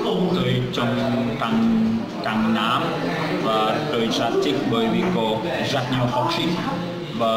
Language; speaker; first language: Vietnamese; non-native, learner; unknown